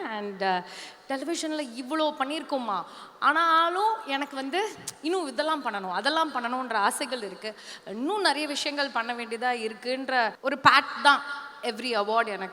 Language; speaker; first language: Tamil; native; Tamil